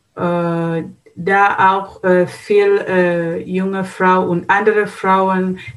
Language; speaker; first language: German; non-native, learner; Swahili